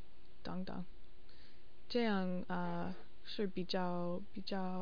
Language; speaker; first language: Chinese; non-native, learner; English